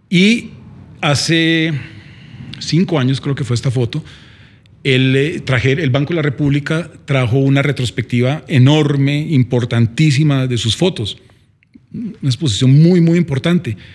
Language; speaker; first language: Spanish; native; Spanish